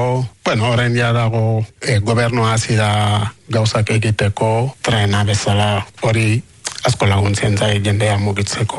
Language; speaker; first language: Basque; non-native, learner; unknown